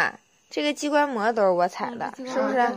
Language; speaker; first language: Chinese; native; Chinese